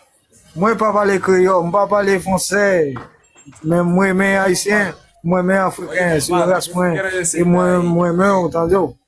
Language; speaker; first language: Haitian Creole; early bilingual, heritage; Spanish